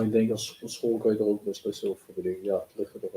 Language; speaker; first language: Dutch; native; Dutch